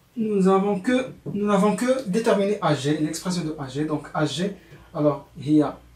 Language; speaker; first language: French; non-native, local second language; Arabic